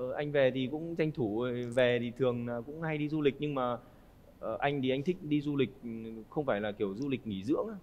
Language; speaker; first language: Vietnamese; native; Vietnamese